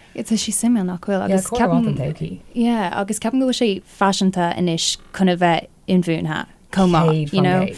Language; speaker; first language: Irish; non-native, local second language; English